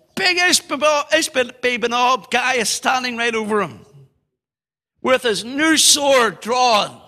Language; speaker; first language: English; native; English